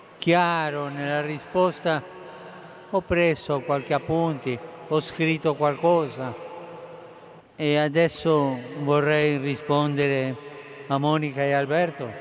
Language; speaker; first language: Italian; non-native, fluent; Spanish